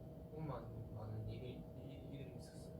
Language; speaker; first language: Korean; non-native, fluent; Chinese